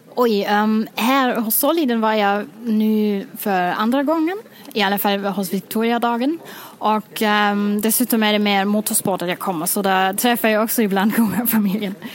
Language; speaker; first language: Swedish; non-native, fluent; German